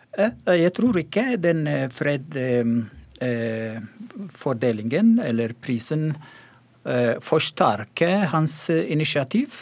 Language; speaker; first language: Norwegian; non-native, learner; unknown